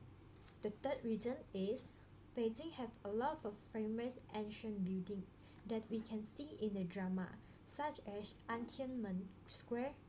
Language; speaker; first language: English; non-native, local second language; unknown